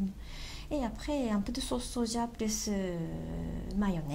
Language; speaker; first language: French; non-native, learner; Japanese